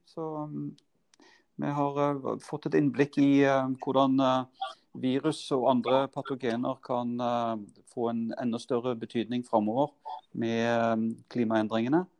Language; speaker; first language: Norwegian; native; Norwegian